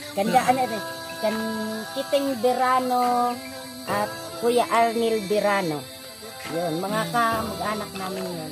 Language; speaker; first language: Filipino; non-native, local second language; Bikol